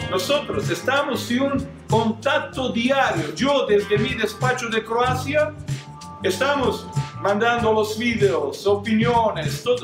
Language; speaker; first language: Portuguese; non-native, learner; Croatian